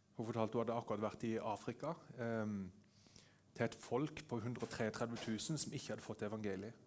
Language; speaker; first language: Norwegian; native; Norwegian